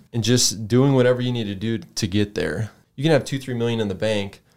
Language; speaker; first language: English; native; English